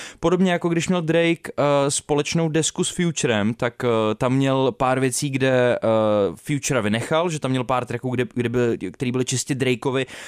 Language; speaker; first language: Czech; native; Czech